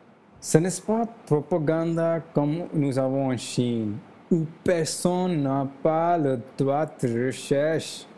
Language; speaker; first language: French; non-native, learner; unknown